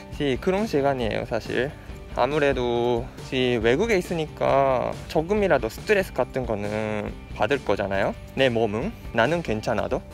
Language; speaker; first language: Korean; non-native, fluent; Japanese